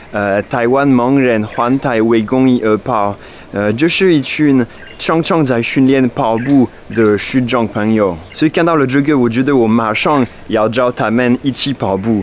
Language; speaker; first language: Chinese; non-native, fluent; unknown